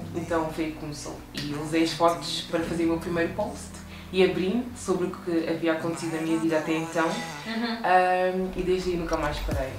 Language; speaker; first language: Portuguese; native; Portuguese